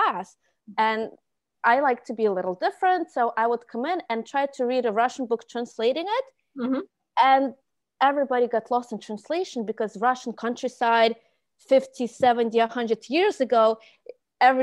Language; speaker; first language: English; non-native, fluent; Russian